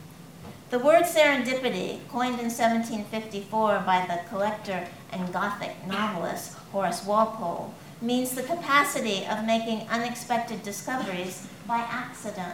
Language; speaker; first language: English; native; English